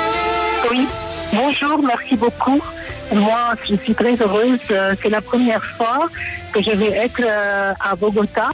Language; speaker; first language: French; non-native, local second language; Arabic